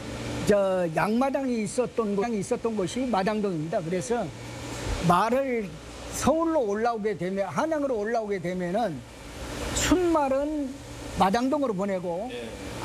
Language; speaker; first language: Korean; native; Korean